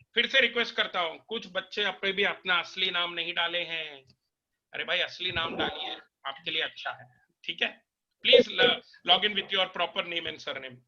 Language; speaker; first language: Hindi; native; Hindi